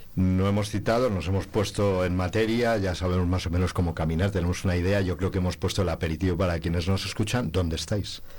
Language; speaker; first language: Spanish; native; Spanish